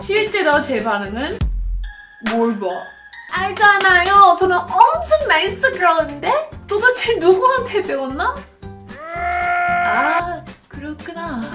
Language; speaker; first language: Korean; non-native, fluent; English